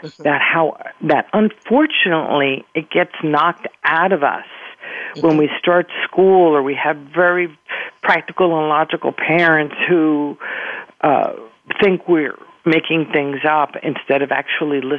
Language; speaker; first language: English; early bilingual, other home language; Spanish